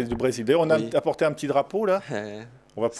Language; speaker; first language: French; native; French